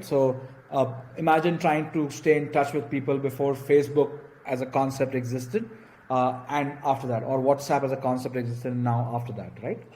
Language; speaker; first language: English; non-native, local second language; Gujarati